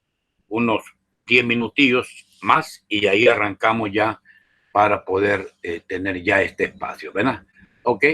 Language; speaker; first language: Spanish; native; Spanish